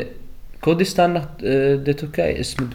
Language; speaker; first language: German; early bilingual, other home language; Arabic